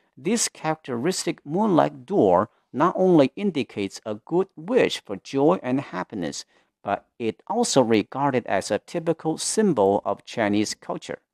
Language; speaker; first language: English; non-native, fluent; Chinese